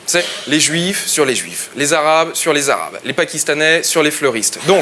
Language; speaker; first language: French; native; French